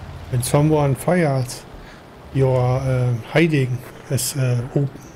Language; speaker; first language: English; non-native, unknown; German